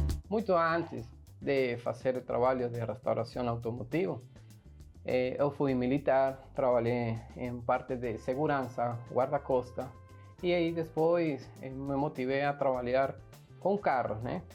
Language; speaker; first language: Portuguese; non-native, learner; Spanish